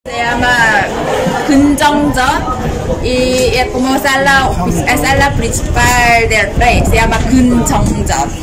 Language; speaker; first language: Spanish; non-native, learner; Korean